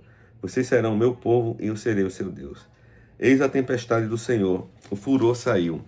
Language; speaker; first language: Portuguese; native; Portuguese